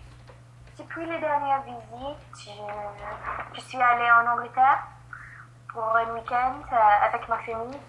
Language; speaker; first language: French; non-native, learner; English